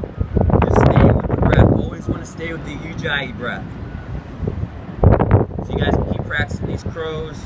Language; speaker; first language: English; native; English